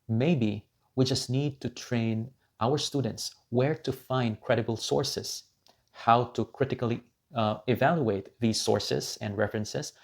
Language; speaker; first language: English; non-native, local second language; Filipino